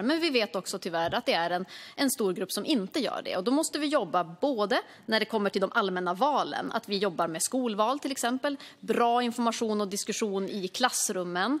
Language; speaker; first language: Swedish; native; Swedish